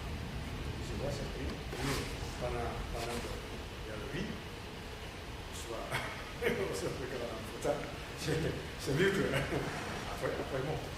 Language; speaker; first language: French; non-native, learner; Japanese